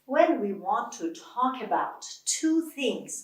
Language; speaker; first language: English; non-native, fluent; Persian